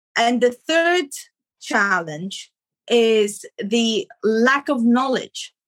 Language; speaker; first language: English; non-native, fluent; Arabic